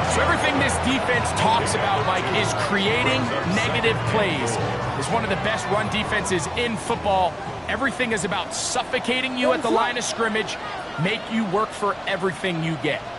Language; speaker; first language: English; native; English